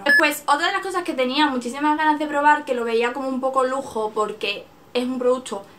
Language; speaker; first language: Spanish; native; Spanish